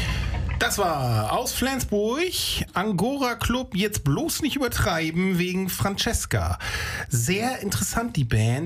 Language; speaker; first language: German; native; German